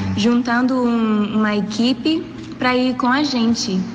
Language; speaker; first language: Portuguese; non-native, learner; English